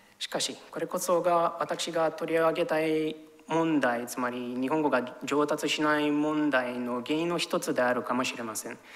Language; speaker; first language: Japanese; non-native, fluent; Romanian